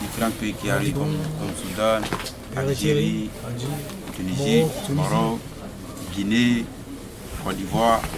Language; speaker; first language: French; non-native, local second language; Susu